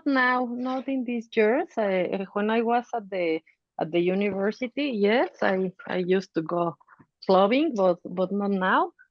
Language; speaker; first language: English; non-native, fluent; Spanish